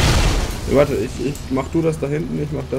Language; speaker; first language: German; native; German